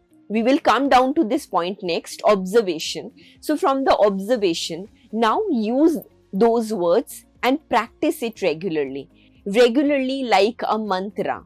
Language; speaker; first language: English; non-native, local second language; Hindi